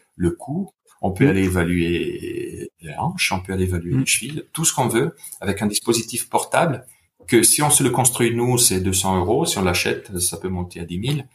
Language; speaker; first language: French; non-native, fluent; Italian